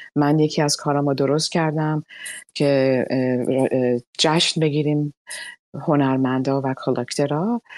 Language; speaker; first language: Persian; early bilingual, other home language; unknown